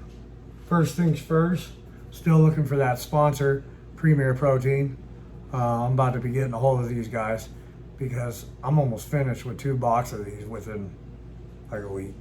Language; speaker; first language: English; native; English